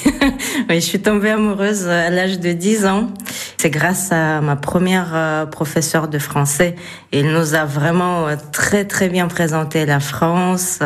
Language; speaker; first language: French; non-native, fluent; Russian